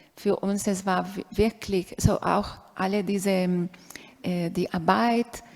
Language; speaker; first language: German; non-native, learner; Spanish